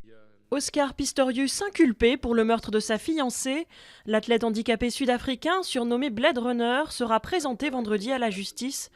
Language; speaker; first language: French; native; French